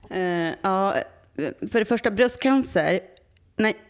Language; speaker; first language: Swedish; native; Swedish